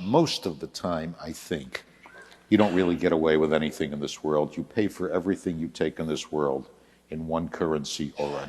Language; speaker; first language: English; native; English